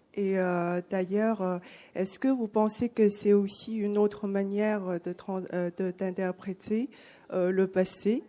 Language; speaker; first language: French; non-native, fluent; Chinese